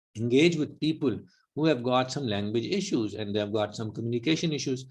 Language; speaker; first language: English; non-native, local second language; Urdu